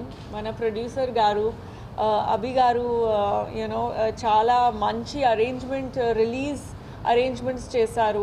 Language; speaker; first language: Telugu; non-native, fluent; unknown